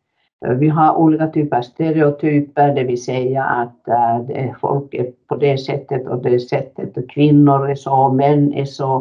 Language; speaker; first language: Swedish; non-native, fluent; Finnish